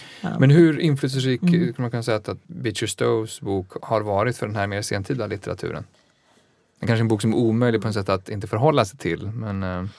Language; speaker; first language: Swedish; native; Swedish